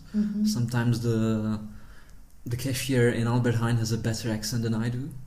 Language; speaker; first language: English; early bilingual, heritage; Czech